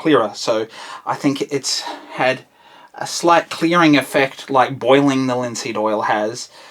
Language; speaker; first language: English; native; English